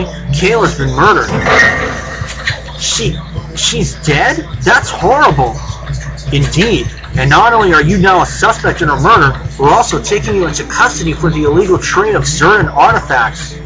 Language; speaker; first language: English; native; English